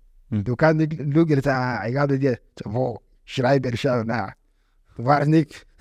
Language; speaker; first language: German; non-native, learner; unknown